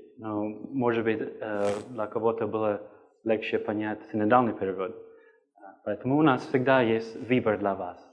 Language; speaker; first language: Russian; non-native, fluent; English